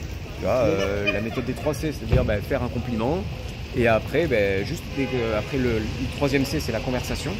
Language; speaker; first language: French; native; French